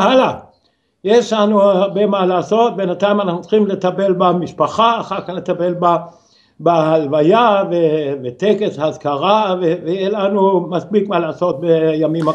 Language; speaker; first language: Hebrew; non-native, fluent; Danish